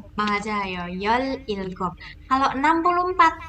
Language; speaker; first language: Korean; non-native, fluent; Indonesian